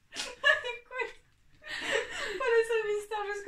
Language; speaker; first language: French; native; French